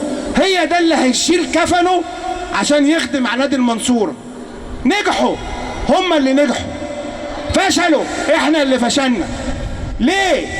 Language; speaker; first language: Arabic; native; Arabic